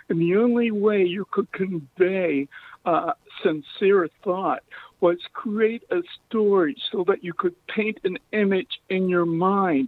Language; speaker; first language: English; native; English